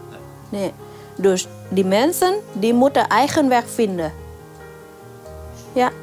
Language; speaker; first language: Dutch; non-native, learner; Thai